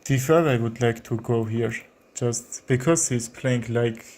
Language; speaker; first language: English; non-native, learner; Armenian